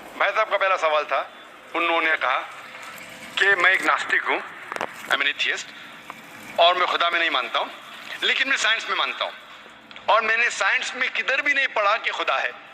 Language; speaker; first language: Hindi; non-native, local second language; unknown